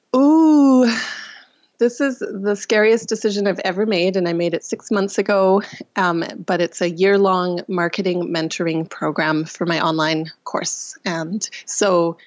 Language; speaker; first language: English; non-native, fluent; Russian